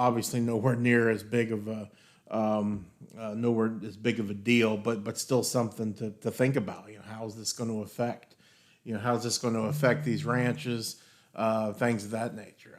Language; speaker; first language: English; native; English